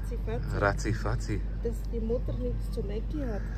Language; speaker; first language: German; native; German